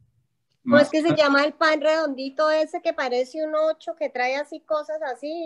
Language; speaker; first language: Spanish; native; Spanish